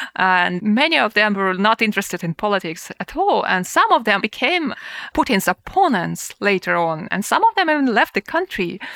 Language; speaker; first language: English; non-native, fluent; Russian